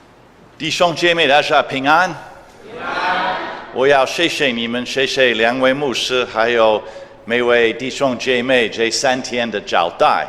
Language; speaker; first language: Chinese; non-native, fluent; English